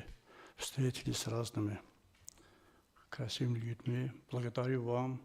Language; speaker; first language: Russian; non-native, fluent; Azerbaijani